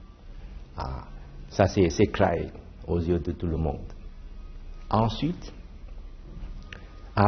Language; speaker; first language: French; non-native, fluent; Chinese